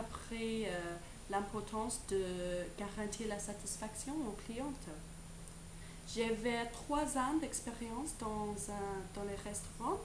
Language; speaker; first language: French; non-native, learner; English